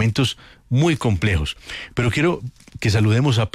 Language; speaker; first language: Spanish; native; Spanish